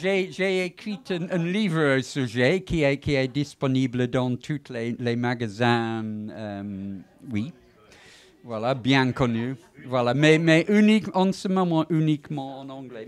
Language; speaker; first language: French; non-native, fluent; English